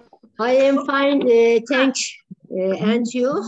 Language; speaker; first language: English; non-native, learner; Turkish